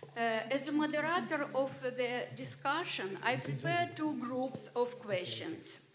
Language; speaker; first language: English; non-native, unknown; Ukrainian